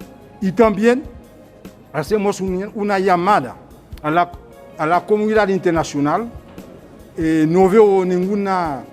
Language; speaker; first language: Spanish; non-native, fluent; Haitian Creole